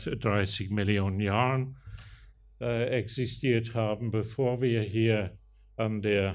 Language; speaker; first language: German; non-native, fluent; English